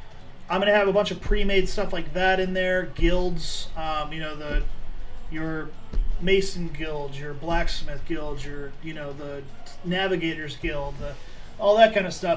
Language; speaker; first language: English; native; English